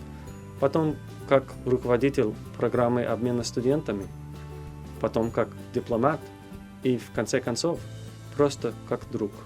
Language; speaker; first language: Russian; non-native, fluent; English